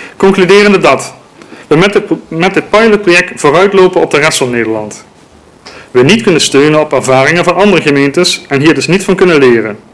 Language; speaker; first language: Dutch; native; Dutch